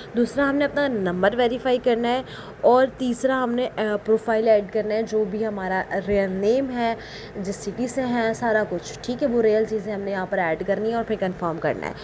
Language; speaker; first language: Urdu; native; Urdu